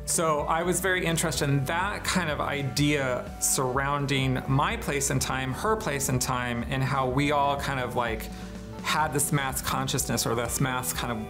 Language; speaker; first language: English; native; English